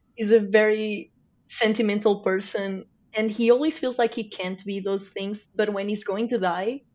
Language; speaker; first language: English; non-native, fluent; Portuguese